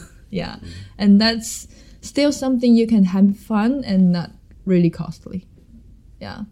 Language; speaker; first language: English; non-native, fluent; Chinese